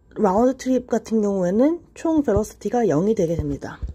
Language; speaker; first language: Korean; native; Korean